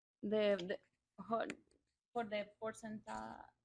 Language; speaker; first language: English; non-native, learner; Spanish